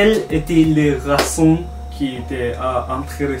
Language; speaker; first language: French; non-native, learner; Japanese